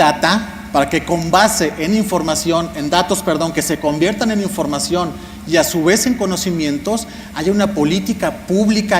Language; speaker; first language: Spanish; native; Spanish